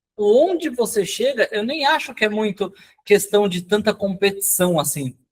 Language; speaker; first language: Portuguese; native; Portuguese